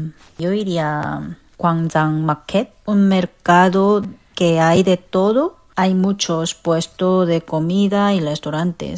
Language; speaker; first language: Spanish; non-native, fluent; Korean